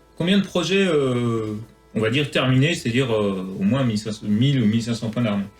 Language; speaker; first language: French; native; French